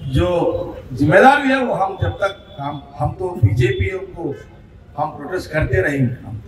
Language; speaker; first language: Hindi; non-native, local second language; Telugu